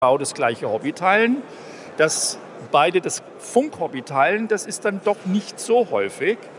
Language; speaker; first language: German; native; German